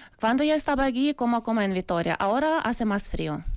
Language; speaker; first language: Spanish; non-native, learner; Ukrainian